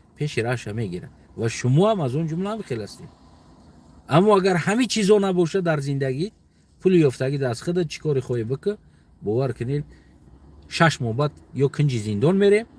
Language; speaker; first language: Persian; non-native, local second language; Uzbek